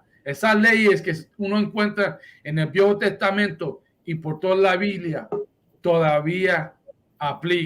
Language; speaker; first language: Spanish; early bilingual, heritage; Spanish